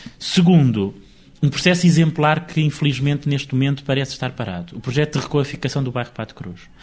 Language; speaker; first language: Portuguese; native; Portuguese